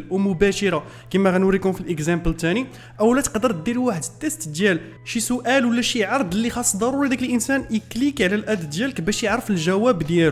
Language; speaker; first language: Arabic; native; Arabic